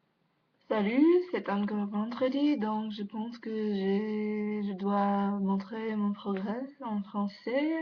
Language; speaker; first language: French; non-native, learner; English